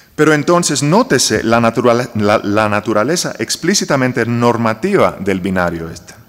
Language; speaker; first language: Spanish; non-native, fluent; Greek